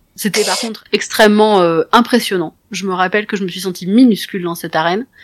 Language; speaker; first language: French; native; French